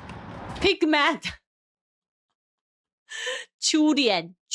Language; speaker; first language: Chinese; non-native, learner; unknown